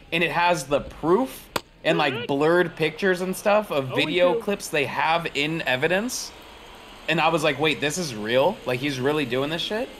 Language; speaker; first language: English; native; English